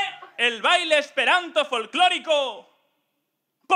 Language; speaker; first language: Spanish; native; Spanish